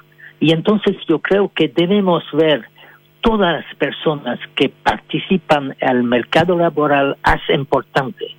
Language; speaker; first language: Spanish; non-native, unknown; French